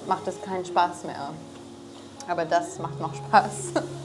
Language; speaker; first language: German; non-native, fluent; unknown